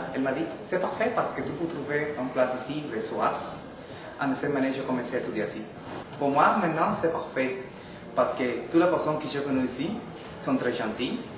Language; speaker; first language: French; non-native, learner; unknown